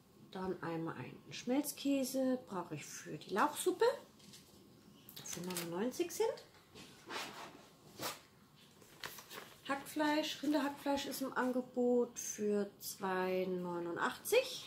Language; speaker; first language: German; native; German